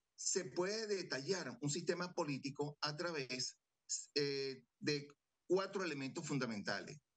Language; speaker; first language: Spanish; native; Spanish